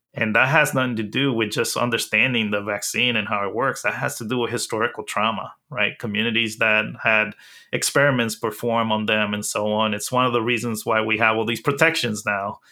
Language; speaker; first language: English; early bilingual, other home language; Spanish